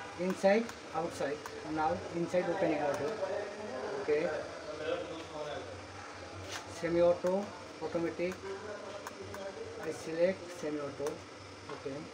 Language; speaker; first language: English; non-native, learner; Bangla